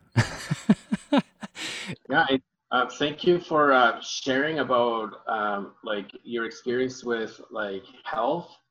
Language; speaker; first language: English; early bilingual, other home language; Spanish